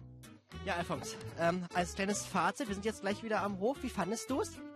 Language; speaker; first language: German; native; German